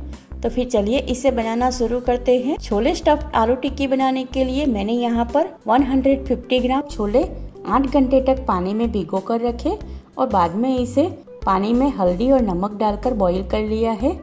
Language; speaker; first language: Hindi; non-native, local second language; Gujarati